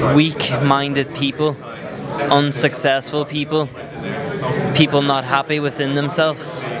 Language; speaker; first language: English; native; English